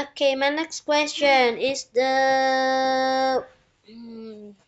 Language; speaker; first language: English; non-native, learner; Indonesian